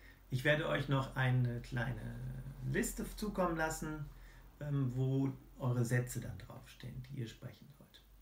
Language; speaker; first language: German; native; German